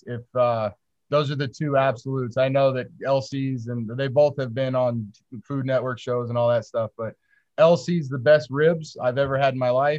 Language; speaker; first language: English; native; English